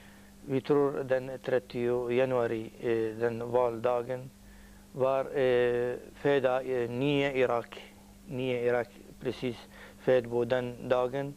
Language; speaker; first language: Swedish; non-native, learner; Arabic